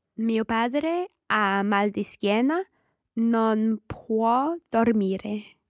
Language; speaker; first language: Italian; non-native, learner; English